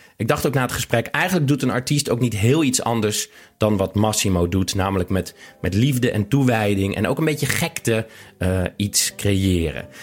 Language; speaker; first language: Dutch; native; Dutch